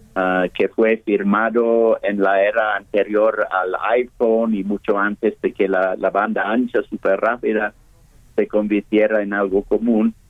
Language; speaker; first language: Spanish; non-native, fluent; English